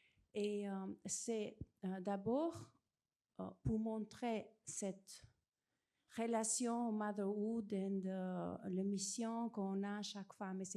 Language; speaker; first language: French; non-native, fluent; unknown